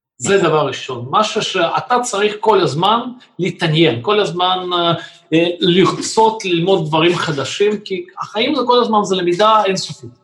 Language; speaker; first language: Hebrew; non-native, fluent; Russian